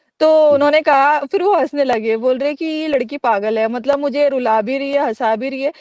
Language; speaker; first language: Hindi; native; Hindi